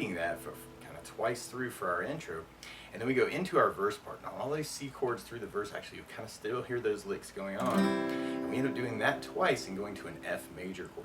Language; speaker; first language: English; native; English